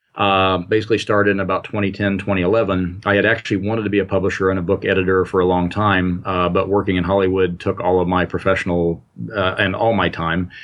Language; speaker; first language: English; native; English